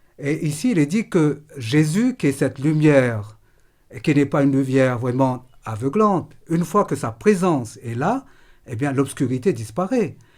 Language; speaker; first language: French; non-native, local second language; Morisyen